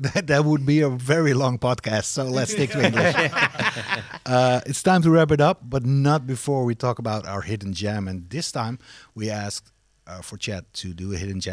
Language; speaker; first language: English; non-native, fluent; Dutch